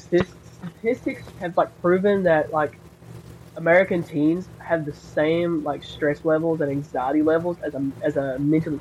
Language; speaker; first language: English; native; English